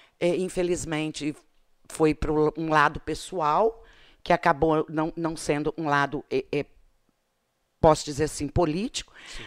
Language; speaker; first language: Portuguese; native; Portuguese